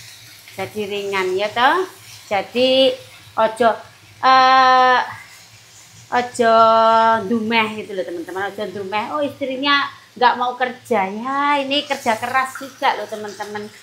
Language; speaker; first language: Indonesian; non-native, local second language; Javanese